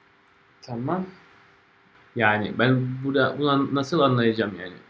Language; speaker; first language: Turkish; non-native, fluent; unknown